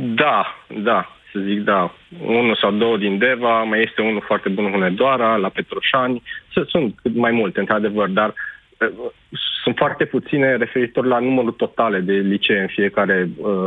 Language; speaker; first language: Romanian; native; Romanian